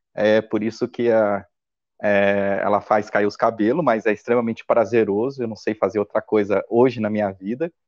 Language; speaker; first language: Portuguese; native; Portuguese